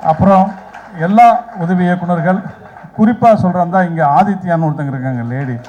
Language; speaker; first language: Tamil; native; Tamil